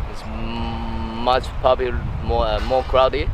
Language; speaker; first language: English; non-native, learner; Chinese